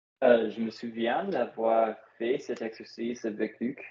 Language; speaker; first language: French; non-native, learner; English